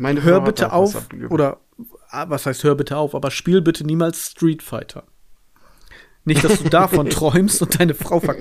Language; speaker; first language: German; native; German